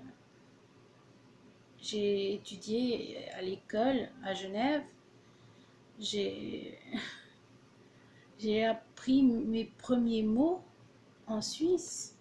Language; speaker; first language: French; early bilingual, other home language; Portuguese